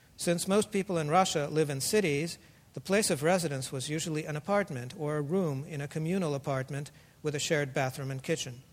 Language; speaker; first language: English; early bilingual, other home language; Russian